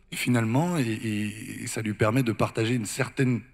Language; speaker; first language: French; native; French